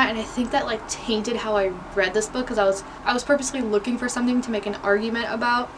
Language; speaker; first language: English; native; English